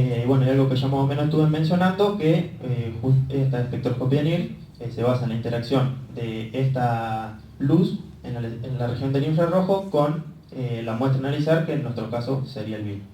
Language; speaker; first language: Spanish; native; Spanish